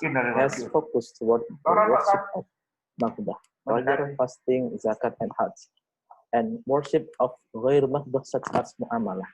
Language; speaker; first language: English; non-native, learner; Indonesian